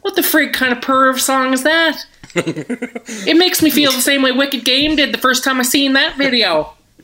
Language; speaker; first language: English; native; English